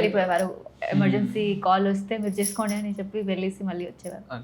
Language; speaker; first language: Telugu; non-native, fluent; Odia